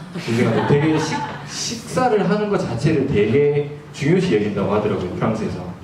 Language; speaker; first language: Korean; non-native, fluent; Japanese